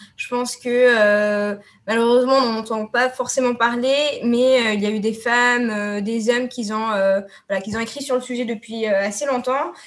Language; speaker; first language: French; non-native, local second language; Arabic